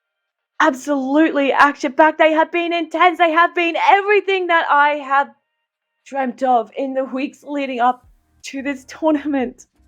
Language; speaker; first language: English; native; English